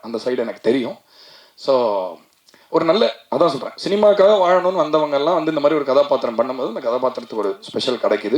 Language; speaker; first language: Tamil; native; Tamil